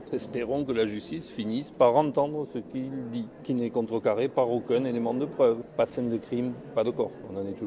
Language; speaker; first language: French; native; French